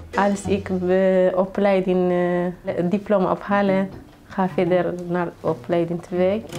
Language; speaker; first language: Dutch; non-native, learner; Tigrinya